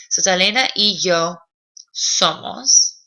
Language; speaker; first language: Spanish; non-native, fluent; English